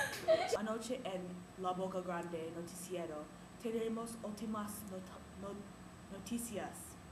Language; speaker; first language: Spanish; non-native, learner; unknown